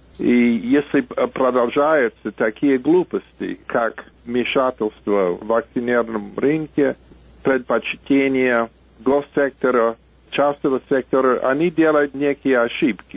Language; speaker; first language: Russian; non-native, fluent; English